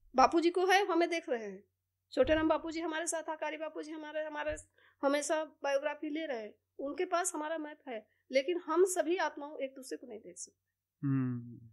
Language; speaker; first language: Hindi; native; Hindi